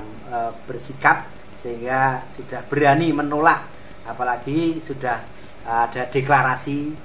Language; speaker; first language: Indonesian; native; Indonesian